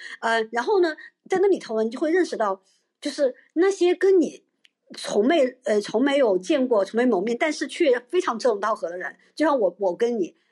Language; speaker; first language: Chinese; native; Chinese